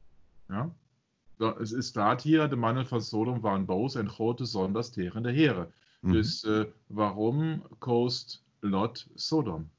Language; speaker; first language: Dutch; non-native, fluent; German